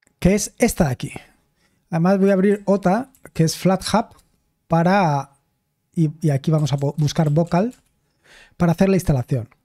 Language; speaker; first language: Spanish; native; Spanish